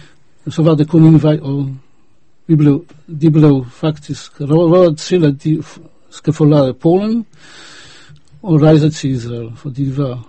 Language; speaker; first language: Danish; non-native, fluent; Polish